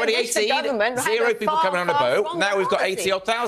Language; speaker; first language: English; native; English